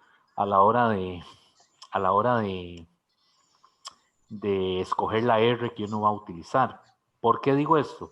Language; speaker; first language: Spanish; native; Spanish